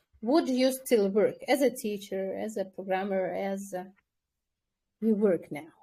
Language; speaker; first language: English; non-native, fluent; Kyrgyz